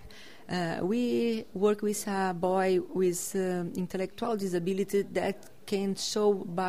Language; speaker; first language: English; non-native, learner; Portuguese